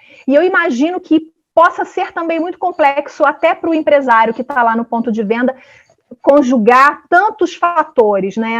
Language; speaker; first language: Portuguese; native; Portuguese